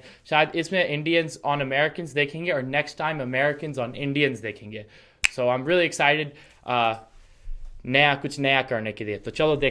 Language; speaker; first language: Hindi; non-native, fluent; English